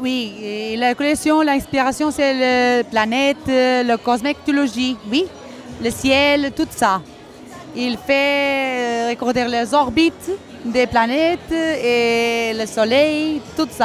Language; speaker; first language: French; non-native, learner; Portuguese